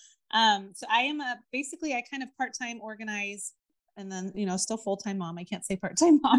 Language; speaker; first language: English; native; English